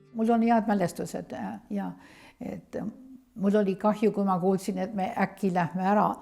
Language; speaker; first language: Estonian; early bilingual, heritage; Estonian